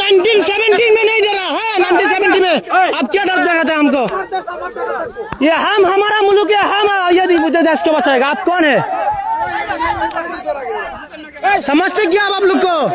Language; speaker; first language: Hindi; non-native, learner; Bangla